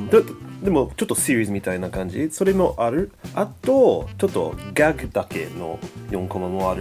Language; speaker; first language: Japanese; non-native, fluent; English